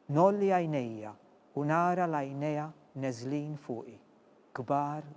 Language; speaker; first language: Maltese; native; Maltese